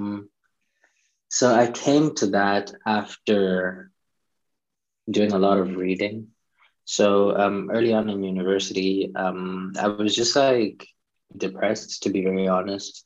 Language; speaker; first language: English; non-native, local second language; Shona